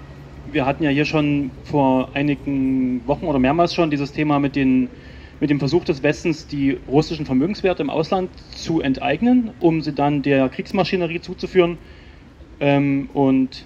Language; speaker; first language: German; native; German